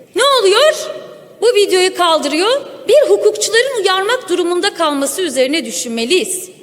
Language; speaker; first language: Turkish; non-native, local second language; Kurdish